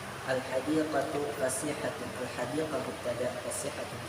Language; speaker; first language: Arabic; non-native, learner; Indonesian